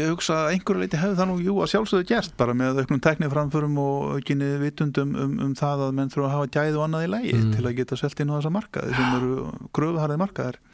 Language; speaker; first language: Icelandic; native; Icelandic